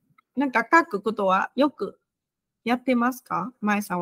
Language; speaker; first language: Japanese; non-native, fluent; Vietnamese